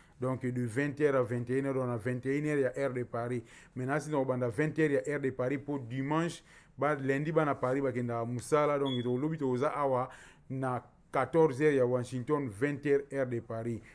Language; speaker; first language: French; non-native, local second language; Lingala